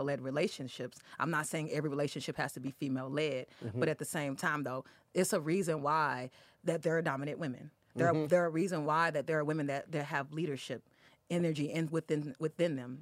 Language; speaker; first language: English; native; English